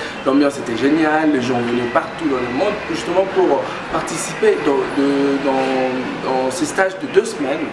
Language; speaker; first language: French; non-native, local second language; Luba-Lulua